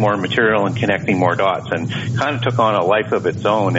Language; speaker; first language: English; native; English